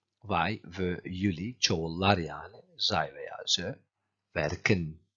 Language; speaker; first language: Dutch; non-native, fluent; Turkish